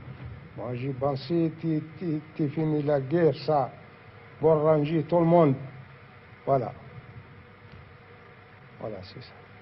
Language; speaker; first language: French; non-native, learner; Arabic